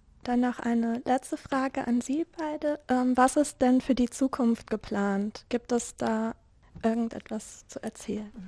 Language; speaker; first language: German; native; German